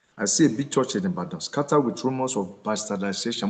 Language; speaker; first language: English; non-native, local second language; Yoruba